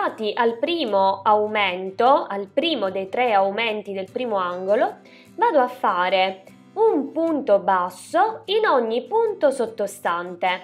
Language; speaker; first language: Italian; native; Italian